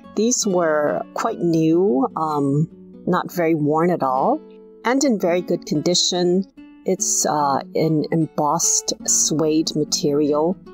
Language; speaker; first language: English; native; English